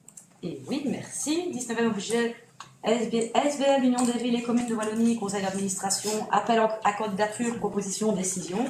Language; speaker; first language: French; native; French